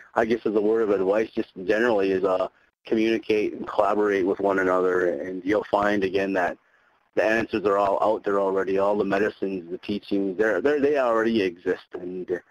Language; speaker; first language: English; native; English